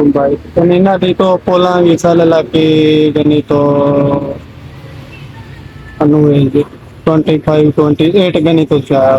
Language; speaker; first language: Filipino; non-native, learner; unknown